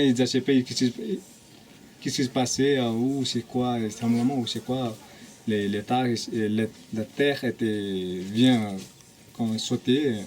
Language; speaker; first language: French; non-native, fluent; Nepali